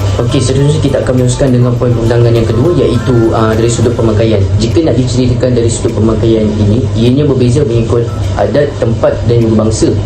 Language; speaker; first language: Malay; native; Malay